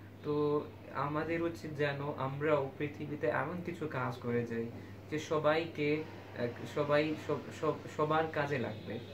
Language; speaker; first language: Bangla; non-native, fluent; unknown